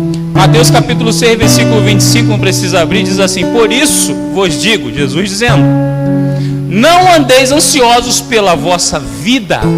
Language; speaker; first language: Portuguese; native; Portuguese